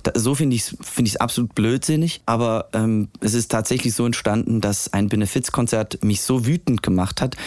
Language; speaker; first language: German; native; German